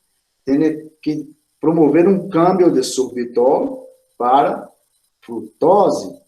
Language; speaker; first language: Spanish; non-native, fluent; Portuguese